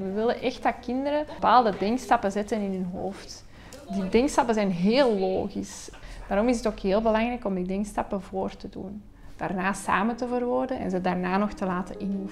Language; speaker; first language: Dutch; native; Dutch